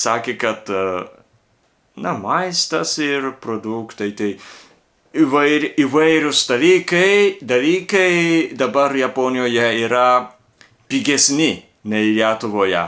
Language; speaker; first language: Lithuanian; non-native, learner; Japanese